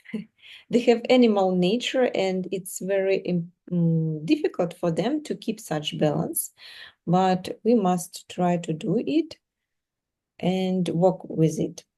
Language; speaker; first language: English; non-native, fluent; Russian